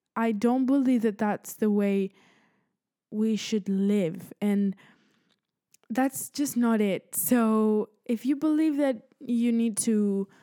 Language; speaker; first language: English; early bilingual, other home language; Spanish